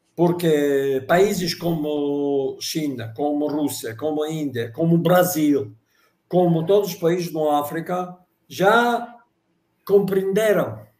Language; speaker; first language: Portuguese; non-native, fluent; Russian